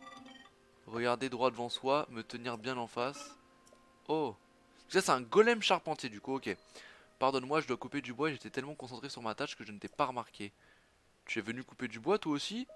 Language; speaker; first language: French; native; French